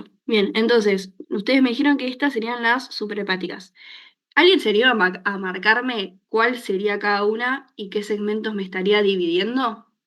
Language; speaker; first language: Spanish; native; Spanish